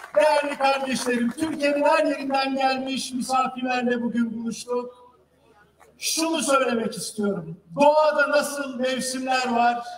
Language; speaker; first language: Turkish; native; Turkish